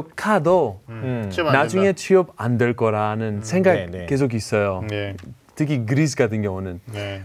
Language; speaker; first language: Korean; non-native, fluent; Greek